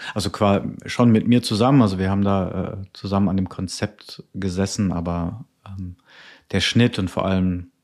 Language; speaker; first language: German; native; German